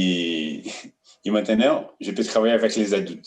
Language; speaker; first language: French; non-native, fluent; Portuguese